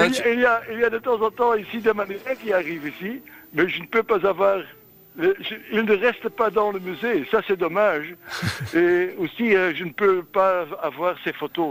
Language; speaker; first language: French; non-native, local second language; Dutch